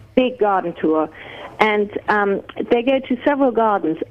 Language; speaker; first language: English; non-native, fluent; German